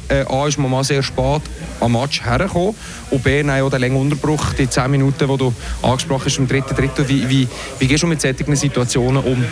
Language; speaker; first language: German; native; German